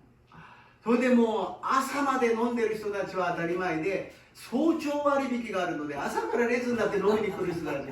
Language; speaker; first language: Japanese; non-native, fluent; Korean